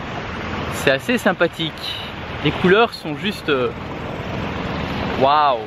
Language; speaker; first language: French; native; French